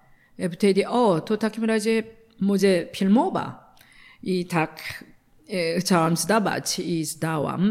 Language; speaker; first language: Polish; non-native, learner; Korean